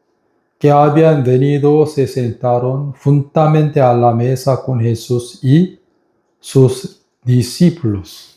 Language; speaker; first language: Spanish; non-native, fluent; Korean